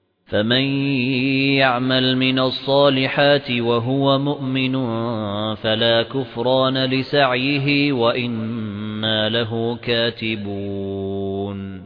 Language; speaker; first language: Arabic; native; Arabic